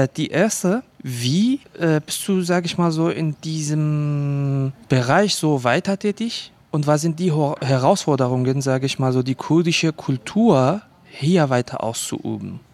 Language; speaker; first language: German; non-native, fluent; Kurdish